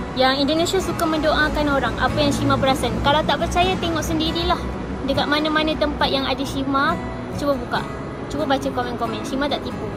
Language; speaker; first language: Malay; native; Malay